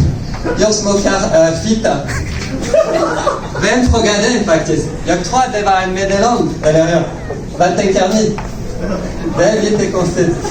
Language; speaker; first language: Swedish; non-native, learner; French